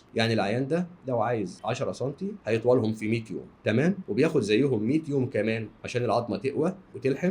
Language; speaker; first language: Arabic; native; Arabic